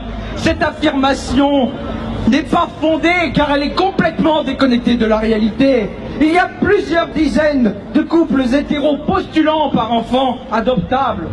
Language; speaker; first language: French; native; French